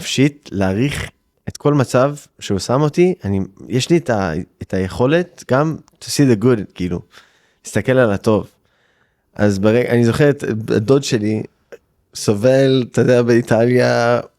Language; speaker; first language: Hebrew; early bilingual, heritage; English